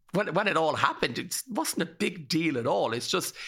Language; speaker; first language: English; native; English